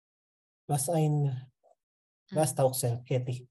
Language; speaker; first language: Finnish; non-native, learner; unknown